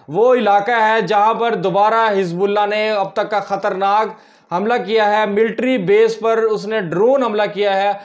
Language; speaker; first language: Urdu; native; Urdu